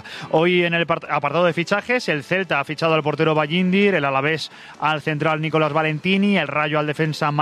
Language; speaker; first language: Spanish; native; Spanish